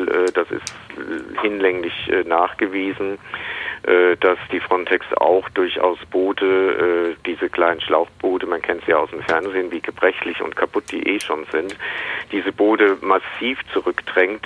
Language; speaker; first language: German; native; German